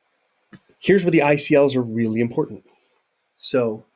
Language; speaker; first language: English; native; English